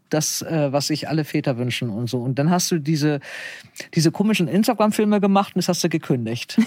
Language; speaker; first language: German; native; German